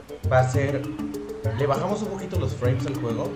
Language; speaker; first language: Spanish; native; Spanish